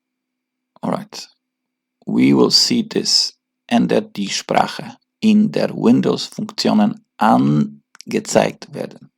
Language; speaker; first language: German; non-native, learner; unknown